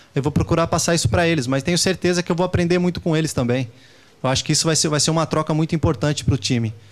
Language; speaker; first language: Portuguese; native; Portuguese